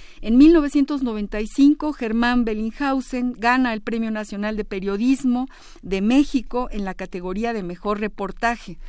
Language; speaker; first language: Spanish; native; Spanish